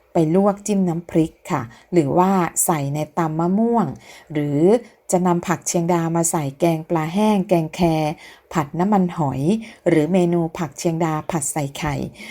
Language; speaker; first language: Thai; native; Thai